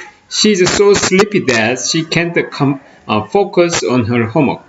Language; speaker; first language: English; non-native, fluent; Korean